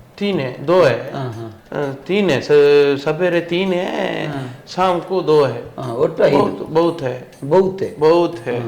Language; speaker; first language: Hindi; non-native, local second language; Kannada